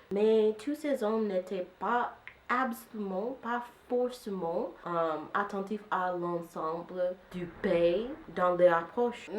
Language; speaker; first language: French; non-native, fluent; English